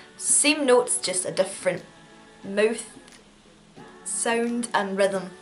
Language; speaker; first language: English; native; English